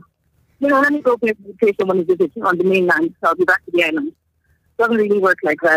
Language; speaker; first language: English; non-native, local second language; Yoruba